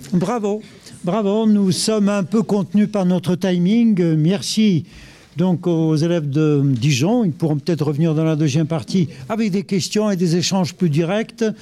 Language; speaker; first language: French; native; French